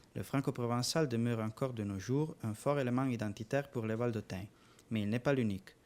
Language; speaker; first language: French; non-native, local second language; Italian